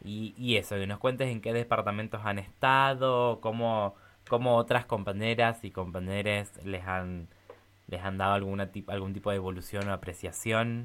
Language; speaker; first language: Spanish; native; Spanish